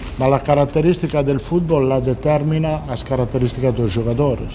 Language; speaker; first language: Portuguese; non-native, learner; Italian